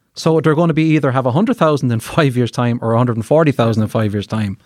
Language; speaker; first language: English; native; English